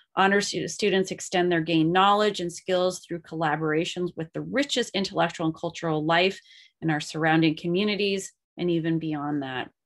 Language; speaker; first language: English; native; English